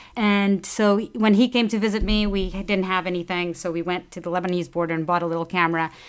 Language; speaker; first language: English; non-native, fluent; Portuguese